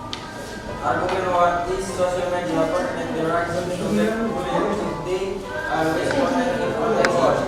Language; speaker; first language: English; non-native, learner; Indonesian